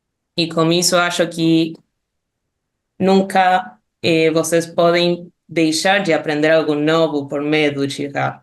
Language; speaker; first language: Portuguese; non-native, fluent; Spanish